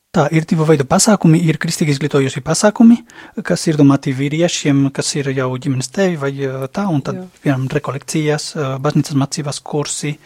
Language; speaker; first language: Latvian; non-native, fluent; Spanish